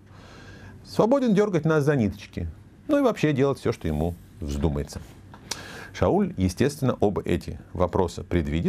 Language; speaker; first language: Russian; native; Russian